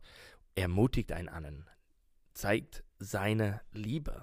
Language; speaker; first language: German; non-native, learner; English